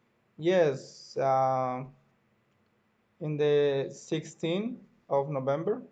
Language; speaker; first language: English; non-native, learner; Spanish